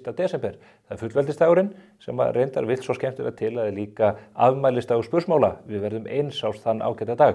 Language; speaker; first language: Icelandic; native; Icelandic